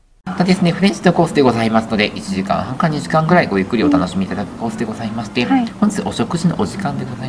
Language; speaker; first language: Japanese; native; Japanese